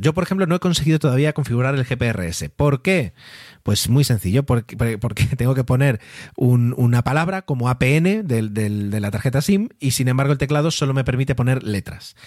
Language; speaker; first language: Spanish; native; Spanish